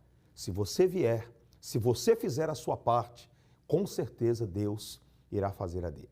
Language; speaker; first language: Portuguese; native; Portuguese